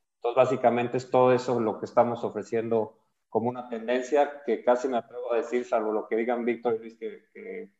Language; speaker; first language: Spanish; native; Spanish